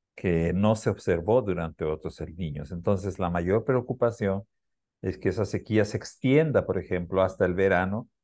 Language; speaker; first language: Spanish; native; Spanish